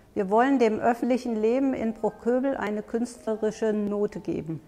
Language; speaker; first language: German; native; German